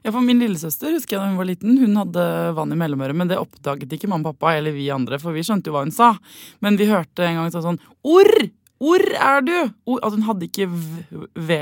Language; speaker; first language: Norwegian; native; Norwegian